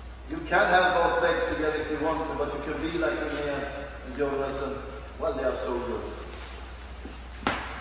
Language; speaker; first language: English; non-native, fluent; Swedish